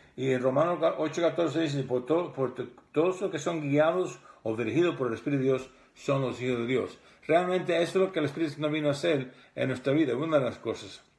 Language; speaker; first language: Spanish; early bilingual, heritage; Spanish